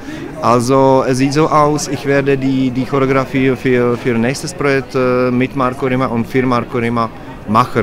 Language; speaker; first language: German; non-native, learner; Czech